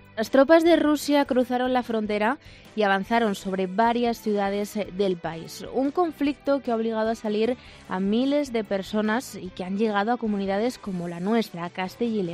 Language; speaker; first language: Spanish; native; Spanish